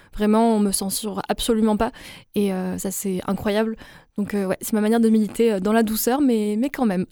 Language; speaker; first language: French; non-native, local second language; Arabic